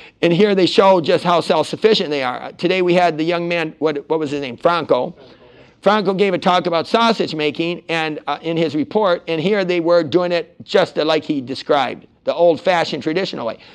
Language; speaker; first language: English; native; English